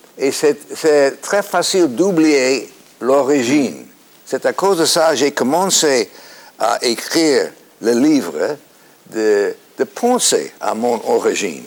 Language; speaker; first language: French; non-native, fluent; English